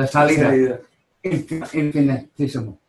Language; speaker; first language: Spanish; non-native, learner; English